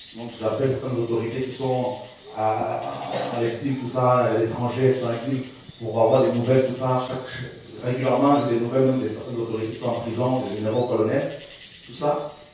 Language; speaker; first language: French; non-native, local second language; Lingala